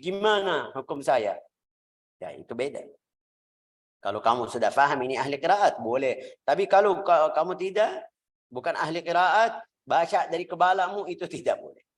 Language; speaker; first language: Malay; non-native, fluent; Arabic